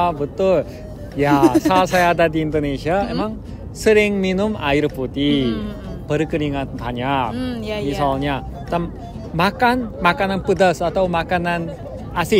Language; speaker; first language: Indonesian; non-native, fluent; Korean